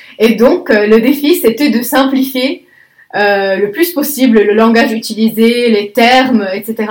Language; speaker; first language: French; non-native, local second language; Arabic